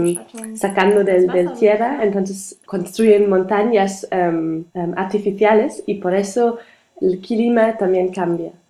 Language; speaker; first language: Spanish; non-native, learner; German